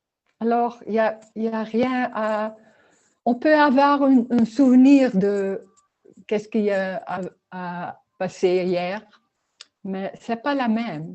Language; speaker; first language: French; non-native, learner; Dutch